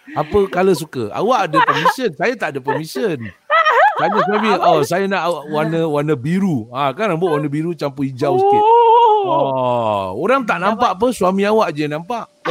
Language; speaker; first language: Malay; native; Malay